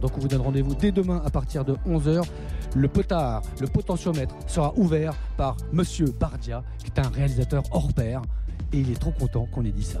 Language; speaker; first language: French; native; French